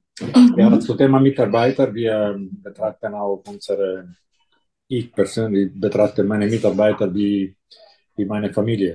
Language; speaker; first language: German; non-native, fluent; Italian